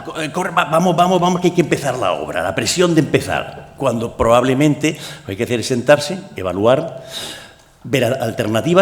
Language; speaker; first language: Spanish; native; Spanish